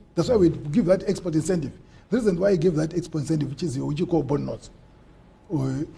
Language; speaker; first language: English; non-native, local second language; Shona